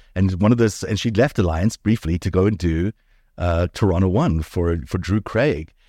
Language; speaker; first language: English; early bilingual, other home language; Hebrew